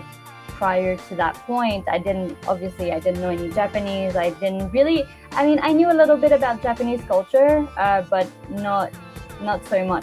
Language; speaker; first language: English; native; English